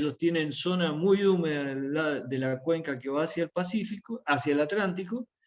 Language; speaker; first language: Spanish; native; Spanish